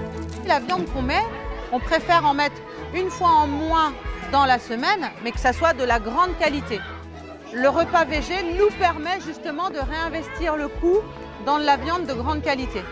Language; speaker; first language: French; native; French